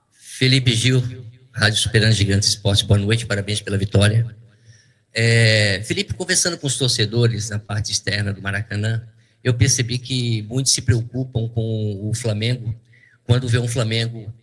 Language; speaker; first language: Portuguese; native; Portuguese